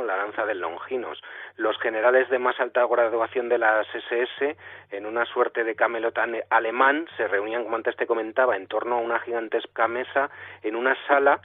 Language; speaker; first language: Spanish; native; Spanish